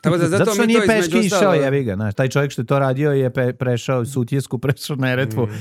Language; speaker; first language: Serbian; native; Serbian